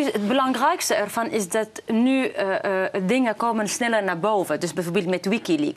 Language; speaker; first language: Dutch; non-native, fluent; Arabic